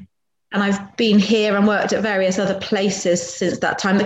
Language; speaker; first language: English; native; English